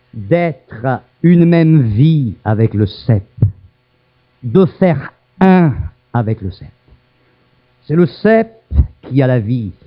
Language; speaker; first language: French; native; French